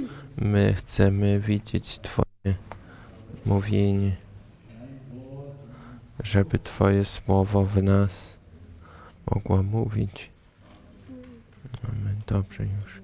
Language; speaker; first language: Polish; non-native, learner; German